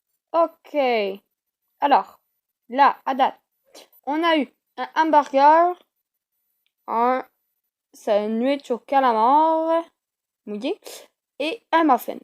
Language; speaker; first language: French; native; French